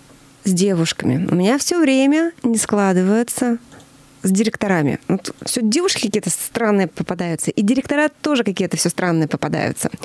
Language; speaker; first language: Russian; native; Russian